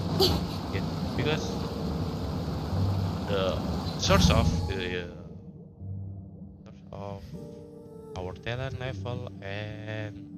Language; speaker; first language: English; non-native, learner; Indonesian